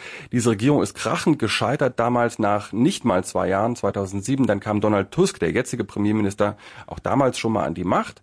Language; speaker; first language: German; native; German